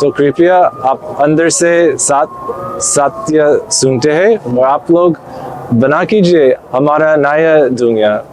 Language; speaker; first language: Hindi; non-native, learner; English